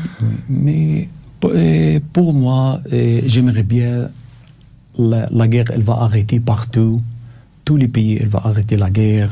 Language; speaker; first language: French; non-native, learner; Arabic